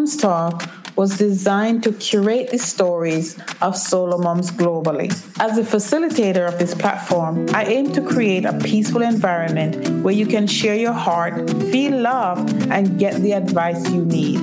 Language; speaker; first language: English; native; English